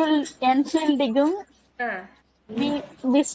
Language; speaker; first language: German; non-native, learner; Tamil